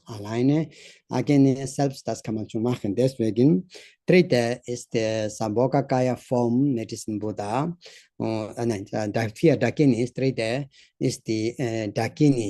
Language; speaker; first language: German; non-native, learner; Tibetan